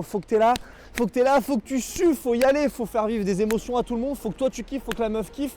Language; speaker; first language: French; native; French